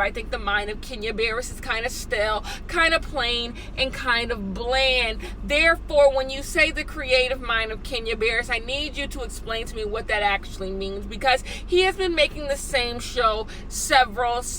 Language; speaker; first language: English; native; English